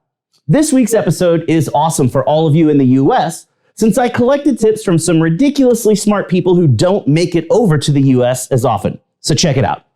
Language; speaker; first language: English; native; English